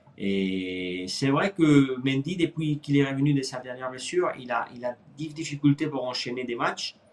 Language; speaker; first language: French; non-native, fluent; Spanish